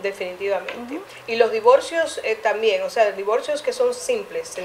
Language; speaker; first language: Spanish; native; Spanish